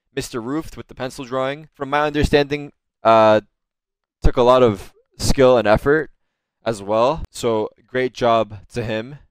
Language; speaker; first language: English; early bilingual, heritage; Turkish